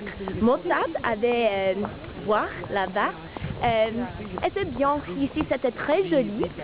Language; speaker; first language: French; non-native, learner; English